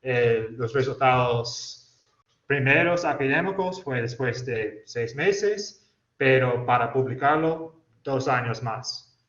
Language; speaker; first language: Spanish; non-native, fluent; English